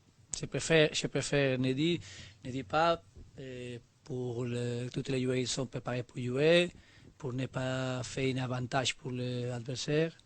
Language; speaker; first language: French; non-native, learner; Spanish